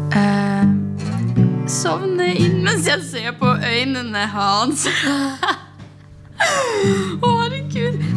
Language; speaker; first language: Norwegian; native; Norwegian